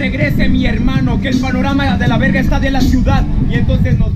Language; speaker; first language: Spanish; native; Spanish